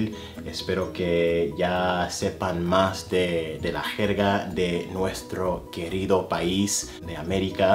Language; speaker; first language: Spanish; non-native, fluent; English